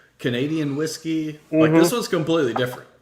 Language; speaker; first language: English; native; English